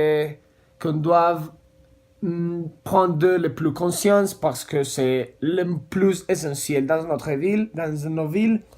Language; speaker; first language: French; non-native, learner; Spanish